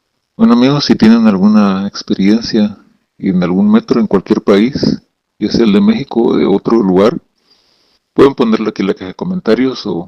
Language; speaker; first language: Spanish; native; Spanish